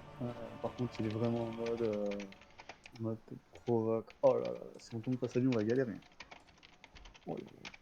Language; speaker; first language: French; native; French